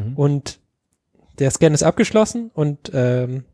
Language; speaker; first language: German; native; German